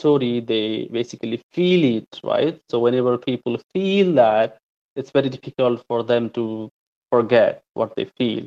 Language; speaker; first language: English; non-native, local second language; Nepali